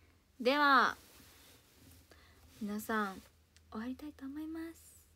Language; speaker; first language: Japanese; native; Japanese